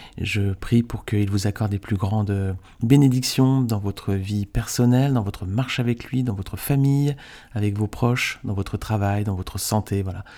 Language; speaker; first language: French; native; French